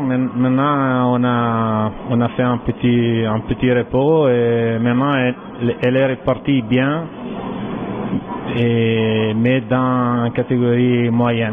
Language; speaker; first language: French; non-native, learner; Italian